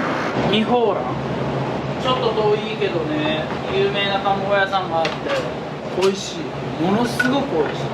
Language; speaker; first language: Japanese; native; Japanese